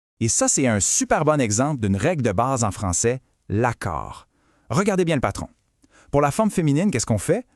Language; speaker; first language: French; native; French